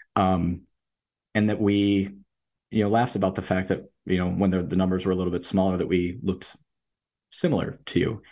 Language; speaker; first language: English; native; English